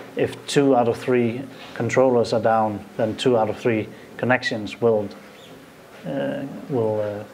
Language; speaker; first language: English; non-native, fluent; Danish